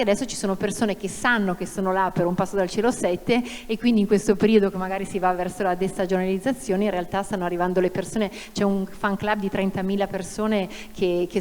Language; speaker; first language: Italian; native; Italian